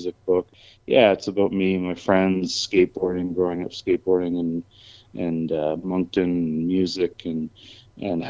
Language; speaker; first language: English; native; English